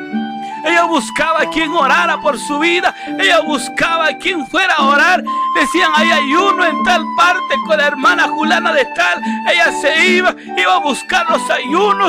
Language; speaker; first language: Spanish; native; Spanish